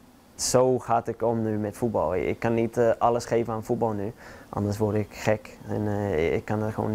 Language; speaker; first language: Dutch; non-native, fluent; English